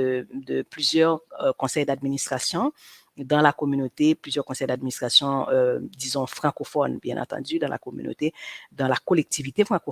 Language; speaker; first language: French; non-native, local second language; Haitian Creole